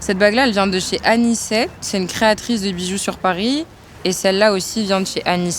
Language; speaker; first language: French; native; French